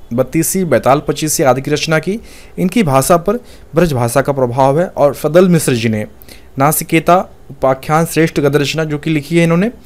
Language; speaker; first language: Hindi; native; Hindi